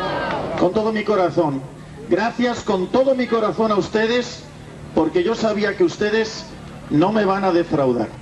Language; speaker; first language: Spanish; native; Spanish